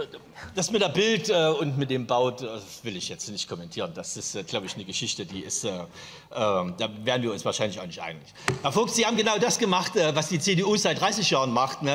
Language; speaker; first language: German; native; German